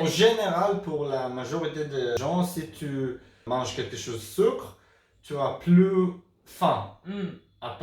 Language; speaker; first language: French; non-native, learner; Hebrew